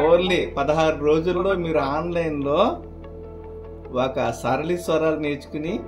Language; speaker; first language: Telugu; native; Telugu